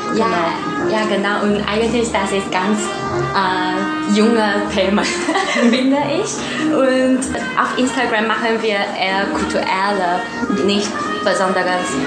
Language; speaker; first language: German; non-native, learner; Chinese